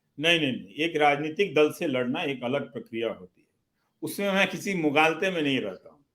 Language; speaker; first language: Hindi; non-native, local second language; Bhojpuri